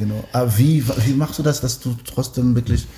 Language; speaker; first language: German; non-native, learner; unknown